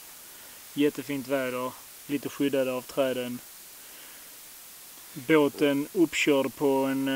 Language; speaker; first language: Swedish; native; Swedish